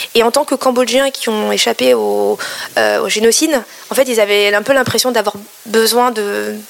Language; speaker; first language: French; native; French